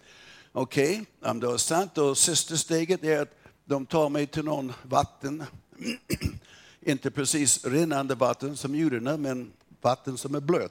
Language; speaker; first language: Swedish; non-native, fluent; English